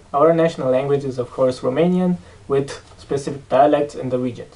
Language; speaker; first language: English; non-native, fluent; Romanian